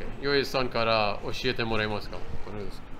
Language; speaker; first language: Japanese; non-native, learner; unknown